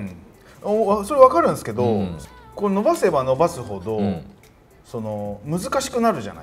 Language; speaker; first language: Japanese; native; Japanese